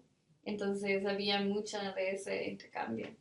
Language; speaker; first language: Spanish; non-native, fluent; English